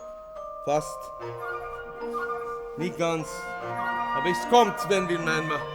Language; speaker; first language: German; non-native, fluent; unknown